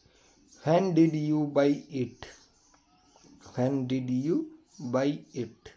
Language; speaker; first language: English; non-native, local second language; Kannada